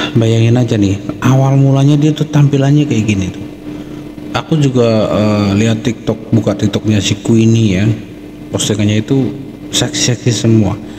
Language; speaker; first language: Indonesian; native; Indonesian